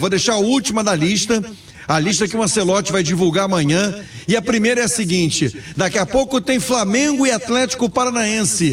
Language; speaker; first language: Portuguese; native; Portuguese